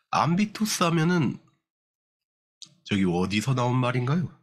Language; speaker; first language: Korean; native; Korean